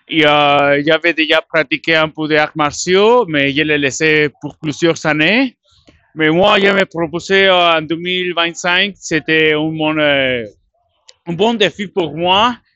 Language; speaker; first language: French; non-native, learner; Spanish